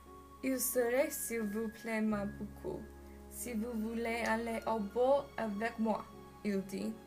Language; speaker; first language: French; non-native, learner; English